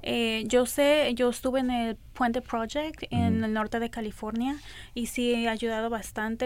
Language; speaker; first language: Spanish; early bilingual, other home language; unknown